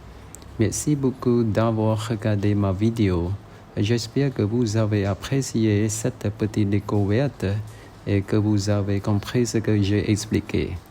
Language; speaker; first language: French; non-native, fluent; Khmer